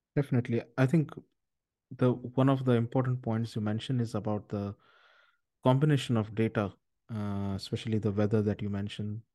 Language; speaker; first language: English; non-native, local second language; Marathi